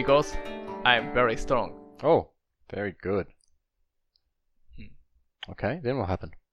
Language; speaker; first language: English; non-native, learner; Japanese